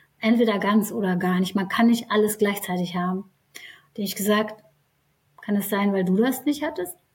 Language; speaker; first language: German; early bilingual, other home language; Turkish